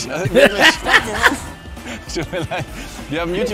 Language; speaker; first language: German; native; German